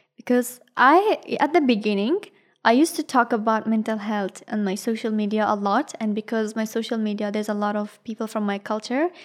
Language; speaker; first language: English; non-native, fluent; Persian